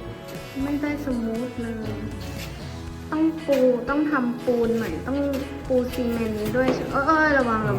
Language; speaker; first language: Thai; native; Thai